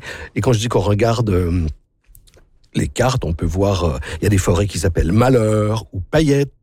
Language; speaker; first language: French; native; French